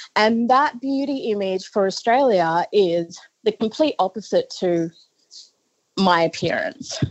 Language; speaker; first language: English; native; English